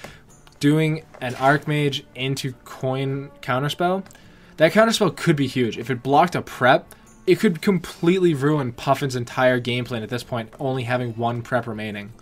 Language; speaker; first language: English; native; English